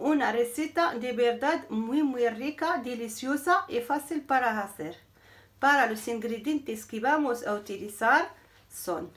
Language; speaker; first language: Spanish; non-native, fluent; Arabic